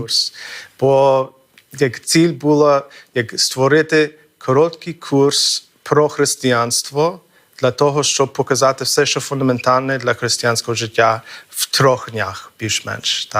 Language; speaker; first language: Ukrainian; non-native, fluent; English